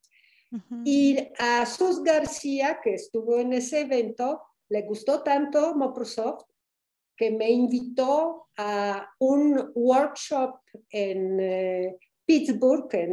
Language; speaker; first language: Spanish; non-native, fluent; Polish